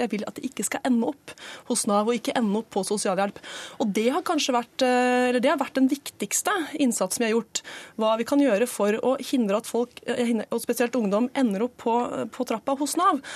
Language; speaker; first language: Norwegian; native; Norwegian